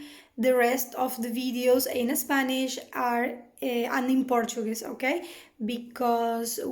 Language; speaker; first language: English; non-native, fluent; Spanish